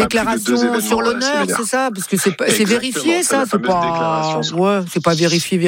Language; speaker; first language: French; native; French